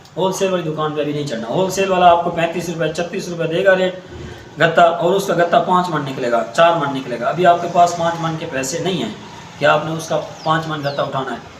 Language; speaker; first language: Urdu; non-native, local second language; Saraiki